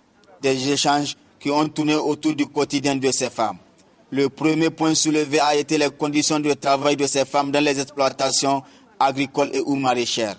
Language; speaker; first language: French; native; French